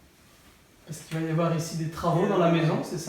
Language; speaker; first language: French; native; French